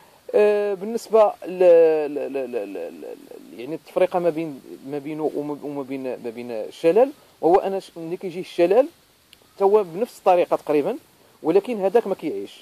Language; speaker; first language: Arabic; native; Arabic